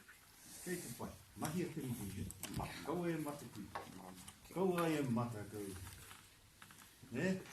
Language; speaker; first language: Māori; non-native, learner; English